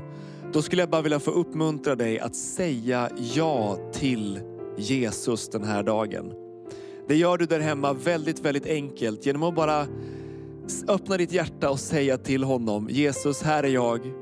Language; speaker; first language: Swedish; native; Swedish